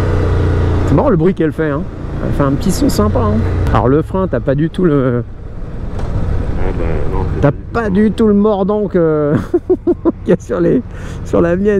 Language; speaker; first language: French; native; French